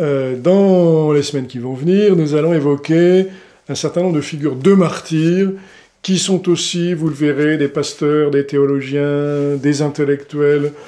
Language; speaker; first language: French; native; French